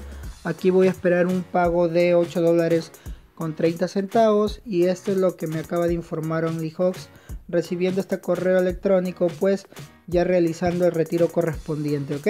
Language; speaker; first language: Spanish; native; Spanish